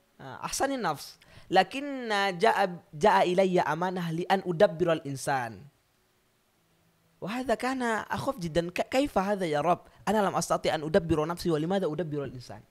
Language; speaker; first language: Arabic; non-native, learner; Indonesian